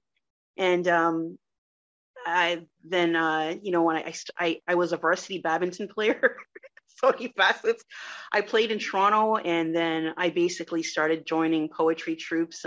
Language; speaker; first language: English; non-native, fluent; French